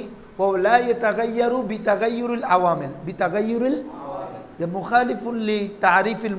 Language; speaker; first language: Arabic; non-native, fluent; Bangla